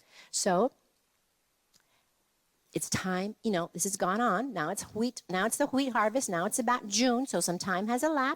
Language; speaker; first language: English; native; English